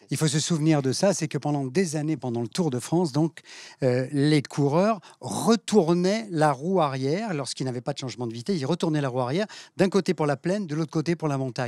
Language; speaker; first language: French; native; French